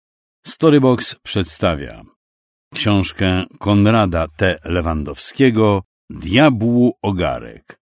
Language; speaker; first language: Polish; native; Polish